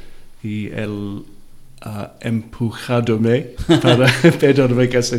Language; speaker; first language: Spanish; non-native, learner; Welsh